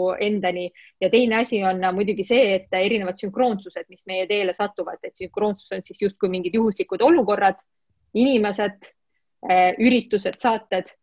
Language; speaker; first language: Estonian; non-native, local second language; Russian